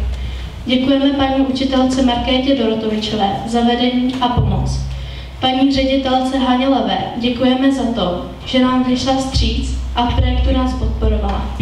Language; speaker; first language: Czech; native; Czech